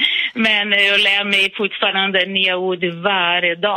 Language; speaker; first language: Swedish; non-native, fluent; Portuguese